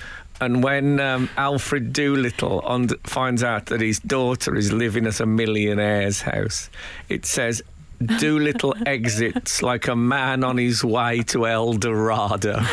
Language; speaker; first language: English; native; English